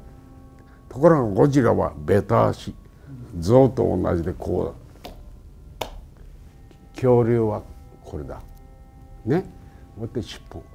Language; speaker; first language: Japanese; native; Japanese